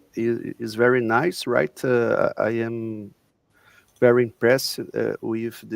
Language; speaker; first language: English; non-native, learner; Portuguese